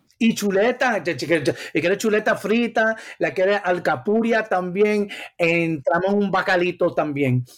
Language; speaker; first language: Spanish; early bilingual, other home language; English